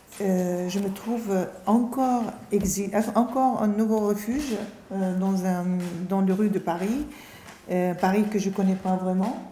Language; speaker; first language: French; non-native, fluent; Arabic